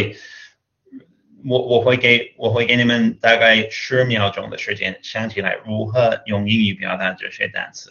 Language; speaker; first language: Chinese; non-native, fluent; English